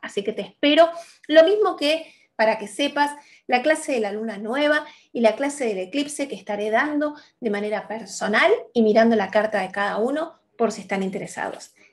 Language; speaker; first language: Spanish; native; Spanish